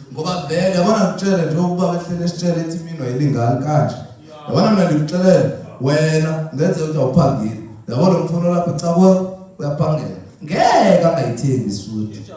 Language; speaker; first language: Zulu; non-native, local second language; Xhosa